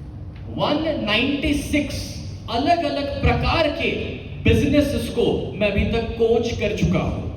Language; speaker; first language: Hindi; non-native, local second language; Gujarati